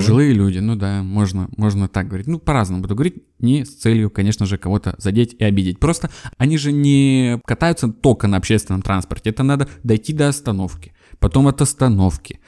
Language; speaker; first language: Russian; native; Russian